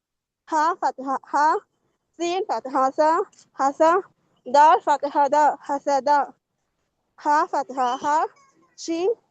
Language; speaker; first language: Arabic; non-native, learner; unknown